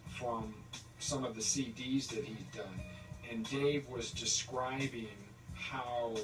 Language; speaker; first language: English; native; English